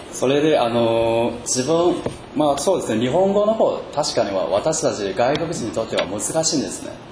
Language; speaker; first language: Japanese; non-native, fluent; Chinese